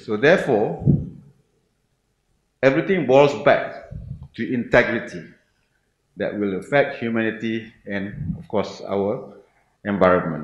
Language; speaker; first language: English; non-native, local second language; Malay